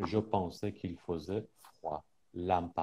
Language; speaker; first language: French; non-native, fluent; Persian